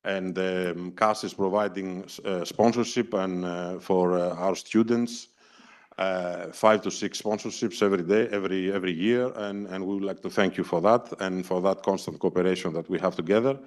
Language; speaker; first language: English; non-native, fluent; Greek